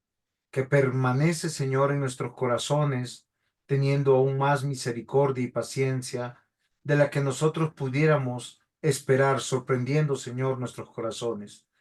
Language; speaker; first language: Spanish; native; Spanish